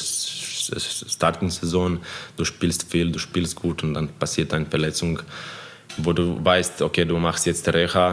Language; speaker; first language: German; non-native, fluent; Croatian